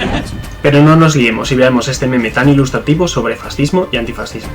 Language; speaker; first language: Spanish; native; Spanish